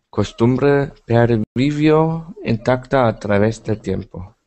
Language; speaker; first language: Spanish; non-native, learner; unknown